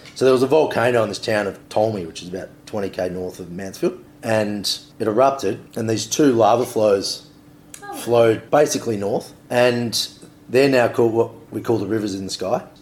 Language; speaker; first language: English; native; English